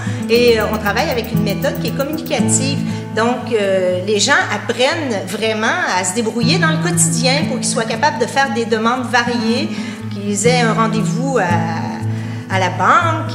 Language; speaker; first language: French; native; French